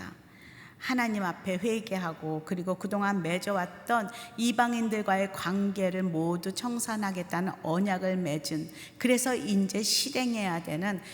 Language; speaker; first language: Korean; native; Korean